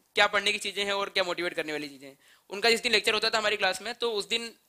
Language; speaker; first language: Hindi; native; Hindi